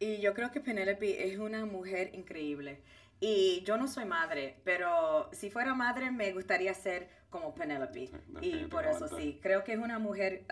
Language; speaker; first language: Spanish; early bilingual, heritage; Spanish